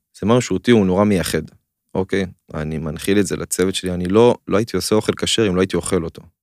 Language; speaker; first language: Hebrew; native; Hebrew